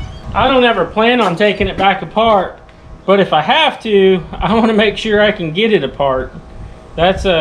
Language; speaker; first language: English; native; English